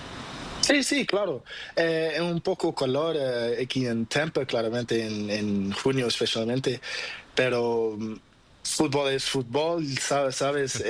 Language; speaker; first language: Spanish; non-native, learner; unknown